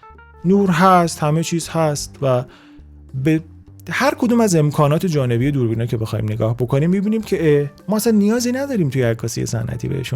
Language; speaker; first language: Persian; native; Persian